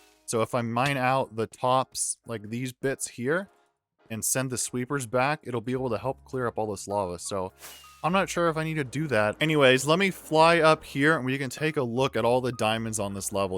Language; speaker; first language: English; native; English